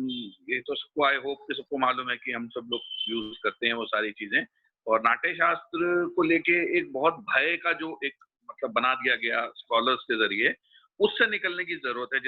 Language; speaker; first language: Hindi; native; Hindi